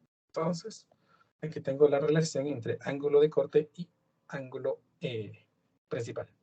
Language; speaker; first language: Spanish; native; Spanish